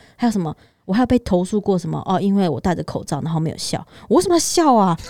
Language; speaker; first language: Chinese; native; Chinese